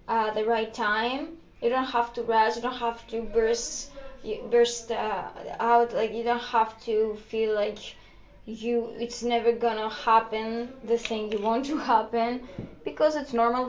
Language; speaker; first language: English; non-native, fluent; Greek